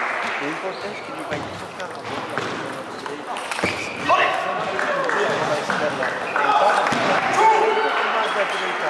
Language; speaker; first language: Portuguese; non-native, fluent; French